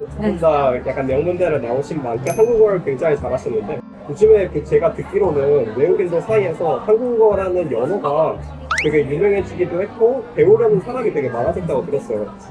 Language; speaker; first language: Korean; native; Korean